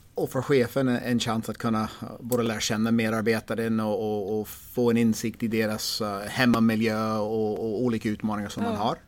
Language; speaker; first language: Swedish; non-native, fluent; English